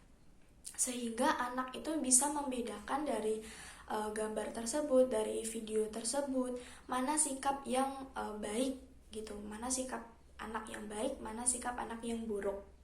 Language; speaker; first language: Indonesian; native; Indonesian